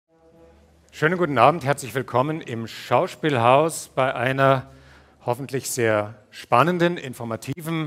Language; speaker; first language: German; native; German